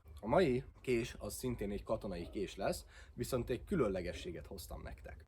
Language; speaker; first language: Hungarian; native; Hungarian